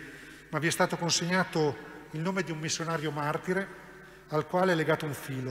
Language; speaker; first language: Italian; native; Italian